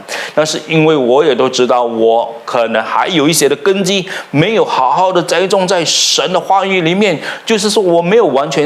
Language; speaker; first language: Chinese; native; Chinese